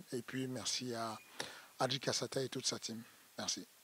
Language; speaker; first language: French; native; French